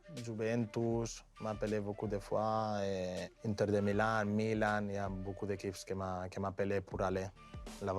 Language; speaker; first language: French; non-native, learner; Spanish